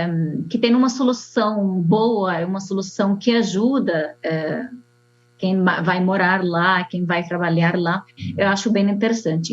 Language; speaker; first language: Portuguese; non-native, fluent; Arabic